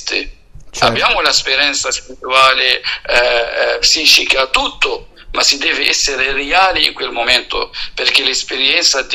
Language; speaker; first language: Italian; non-native, fluent; Arabic